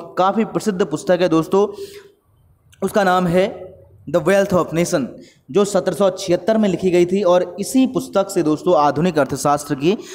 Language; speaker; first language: Hindi; native; Hindi